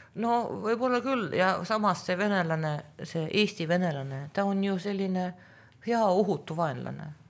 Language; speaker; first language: Estonian; non-native, local second language; Russian